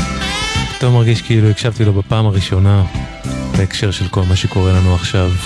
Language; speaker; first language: Hebrew; native; Hebrew